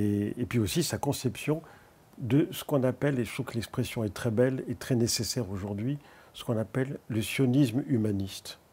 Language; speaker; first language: French; native; French